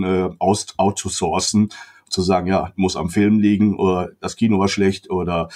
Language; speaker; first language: German; native; German